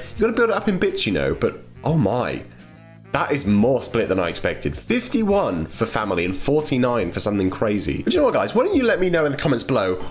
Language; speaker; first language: English; native; English